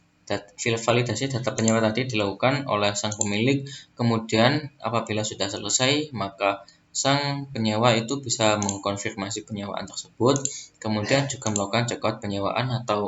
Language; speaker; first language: Indonesian; native; Indonesian